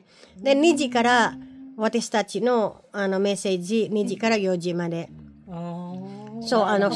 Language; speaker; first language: Japanese; non-native, learner; Filipino